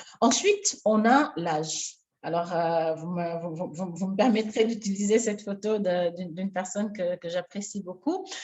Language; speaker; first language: French; non-native, local second language; Wolof